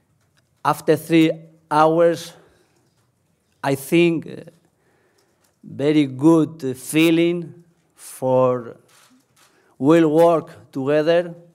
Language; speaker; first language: English; non-native, learner; Spanish